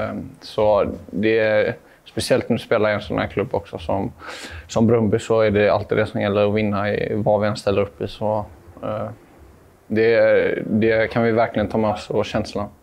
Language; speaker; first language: Swedish; native; Swedish